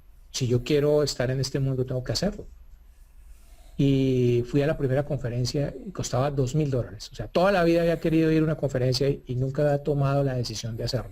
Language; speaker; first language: Spanish; native; Spanish